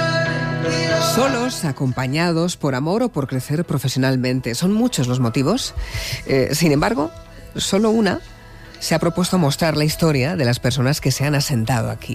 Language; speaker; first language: Spanish; native; Spanish